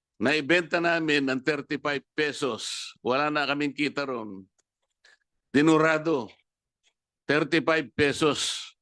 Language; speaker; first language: Filipino; non-native, local second language; Pampanga